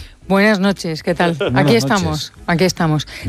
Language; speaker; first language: Spanish; native; Spanish